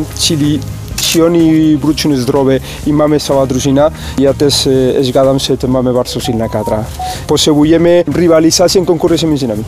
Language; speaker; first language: Polish; non-native, learner; Spanish